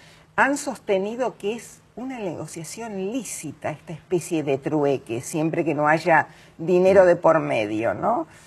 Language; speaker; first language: Spanish; native; Spanish